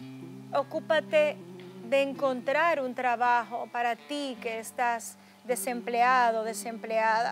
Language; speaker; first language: Spanish; native; Spanish